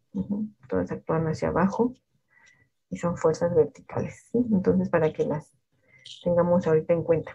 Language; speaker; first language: Spanish; native; Spanish